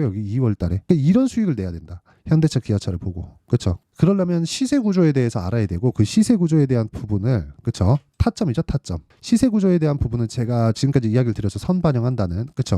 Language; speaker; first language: Korean; native; Korean